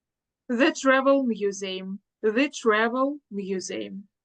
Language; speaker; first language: English; non-native, fluent; Russian